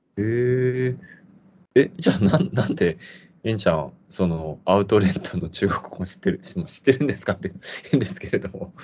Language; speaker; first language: Japanese; native; Japanese